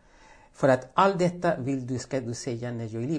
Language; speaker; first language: Swedish; non-native, fluent; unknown